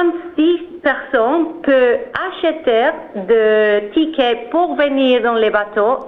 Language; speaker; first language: French; non-native, learner; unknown